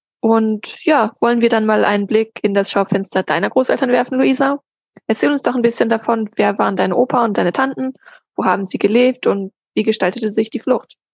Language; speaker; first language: German; native; German